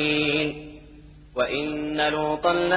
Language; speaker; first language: Arabic; native; Arabic